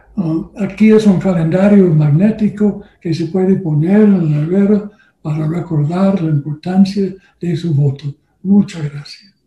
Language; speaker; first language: Spanish; non-native, learner; English